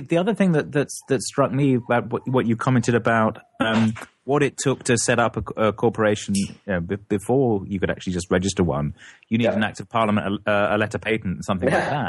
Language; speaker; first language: English; native; English